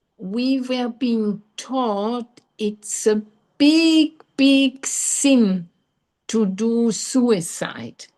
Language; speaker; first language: English; non-native, learner; German